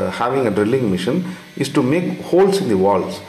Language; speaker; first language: English; non-native, local second language; Tamil